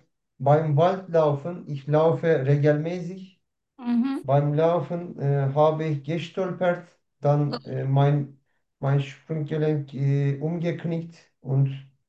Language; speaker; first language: German; non-native, learner; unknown